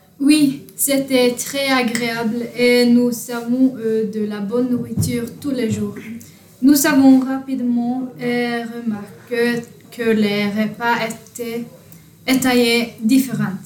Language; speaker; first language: French; non-native, learner; Norwegian